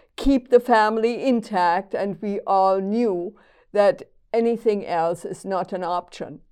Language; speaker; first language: English; non-native, fluent; German